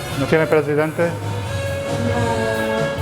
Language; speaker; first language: Spanish; non-native, learner; English